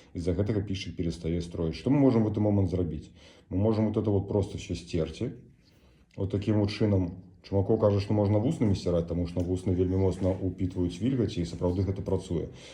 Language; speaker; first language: Belarusian; native; Belarusian